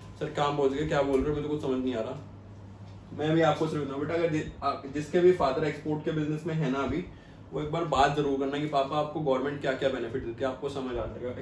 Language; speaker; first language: Hindi; native; Hindi